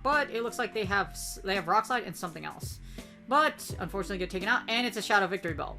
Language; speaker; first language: English; native; English